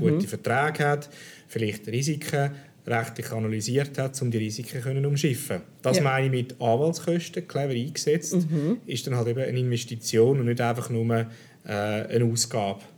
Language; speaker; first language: German; native; German